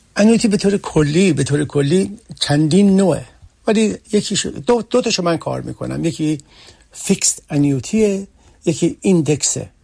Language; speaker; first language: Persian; early bilingual, heritage; Persian